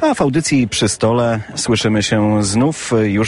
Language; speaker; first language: Polish; native; Polish